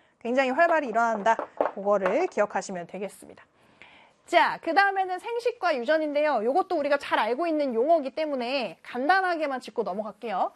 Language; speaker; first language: Korean; native; Korean